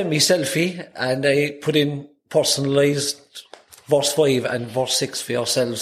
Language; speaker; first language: English; native; English